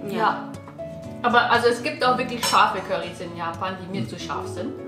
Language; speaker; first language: German; native; German